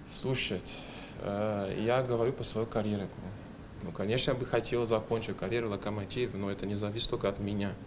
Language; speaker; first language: Russian; non-native, fluent; Portuguese